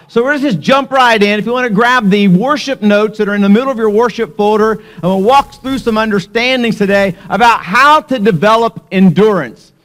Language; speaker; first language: English; native; English